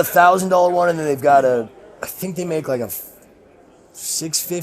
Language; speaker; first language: English; native; English